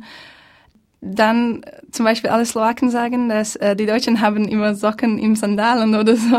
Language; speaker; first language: German; non-native, fluent; Slovak